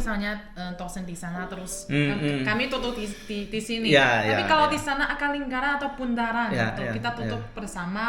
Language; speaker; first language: Indonesian; non-native, fluent; Chinese